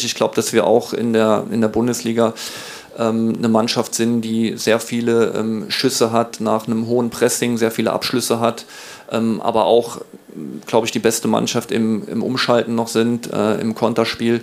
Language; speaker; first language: German; native; German